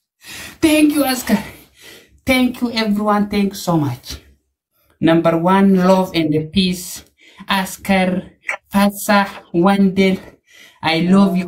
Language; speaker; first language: English; non-native, learner; Amharic